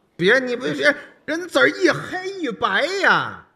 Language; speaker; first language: Chinese; native; Chinese